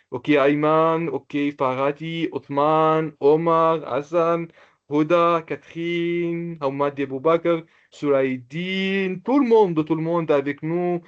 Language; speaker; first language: French; non-native, local second language; Comorian